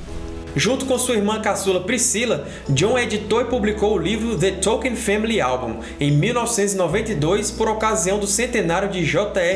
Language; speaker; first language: Portuguese; native; Portuguese